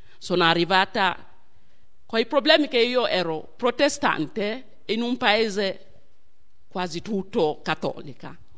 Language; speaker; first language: Italian; non-native, fluent; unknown